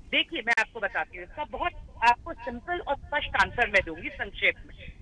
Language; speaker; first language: Hindi; native; Hindi